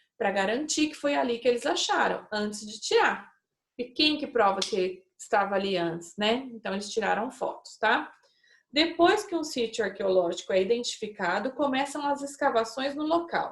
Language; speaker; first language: Portuguese; native; Portuguese